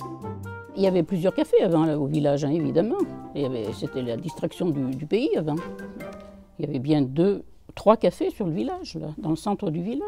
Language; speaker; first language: French; native; French